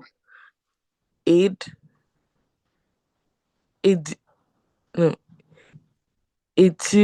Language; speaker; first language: French; non-native, learner; English